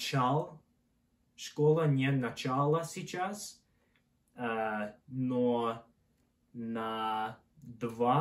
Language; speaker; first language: Russian; non-native, learner; English